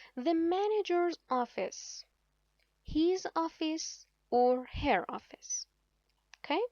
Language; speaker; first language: English; non-native, fluent; Persian